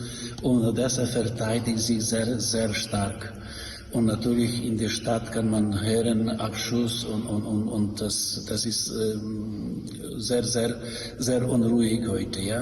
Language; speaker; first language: German; non-native, learner; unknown